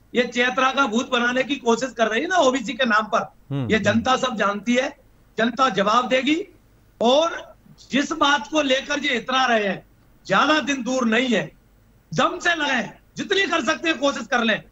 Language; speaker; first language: Hindi; native; Hindi